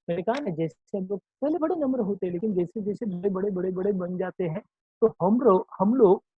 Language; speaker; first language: Hindi; non-native, local second language; Marathi